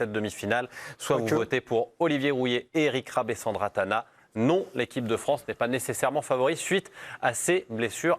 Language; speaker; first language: French; native; French